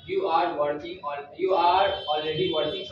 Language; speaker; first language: English; non-native, learner; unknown